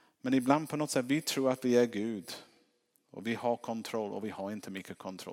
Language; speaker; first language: Swedish; non-native, fluent; English